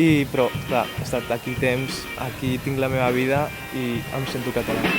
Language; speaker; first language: Catalan; early bilingual, other home language; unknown